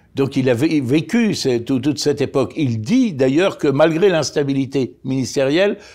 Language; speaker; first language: French; native; French